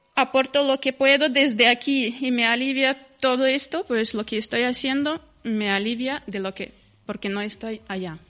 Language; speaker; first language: Spanish; non-native, fluent; Ukrainian